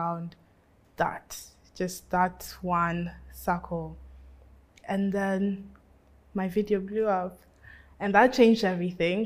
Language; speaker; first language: English; native; English